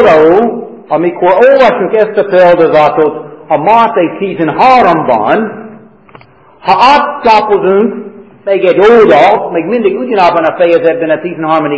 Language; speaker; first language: Hungarian; non-native, fluent; English